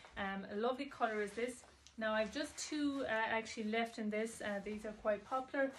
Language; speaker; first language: English; native; English